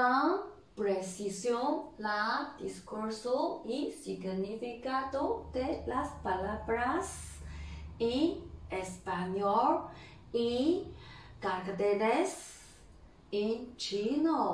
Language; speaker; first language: Spanish; non-native, learner; Chinese